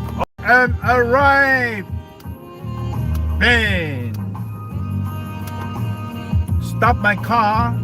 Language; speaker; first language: English; non-native, learner; Chinese